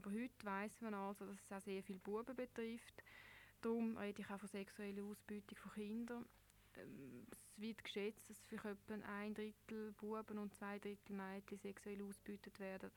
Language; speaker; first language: German; native; German